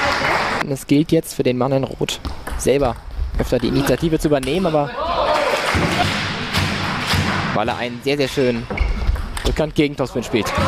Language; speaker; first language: German; native; German